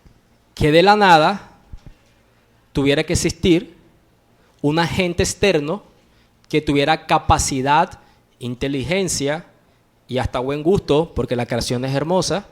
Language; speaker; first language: Spanish; native; Spanish